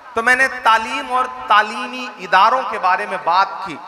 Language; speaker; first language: Hindi; non-native, local second language; Awadhi